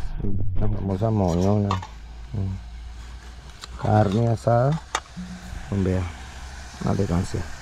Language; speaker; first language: Spanish; native; Spanish